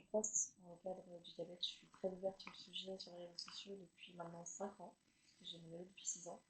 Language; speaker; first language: French; native; French